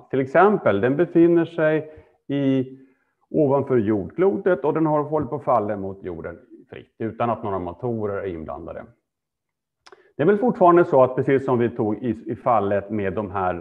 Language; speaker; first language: Swedish; native; Swedish